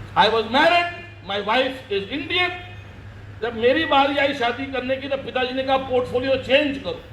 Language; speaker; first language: Hindi; early bilingual, other home language; Japanese